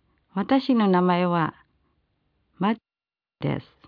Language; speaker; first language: Japanese; non-native, learner; Burmese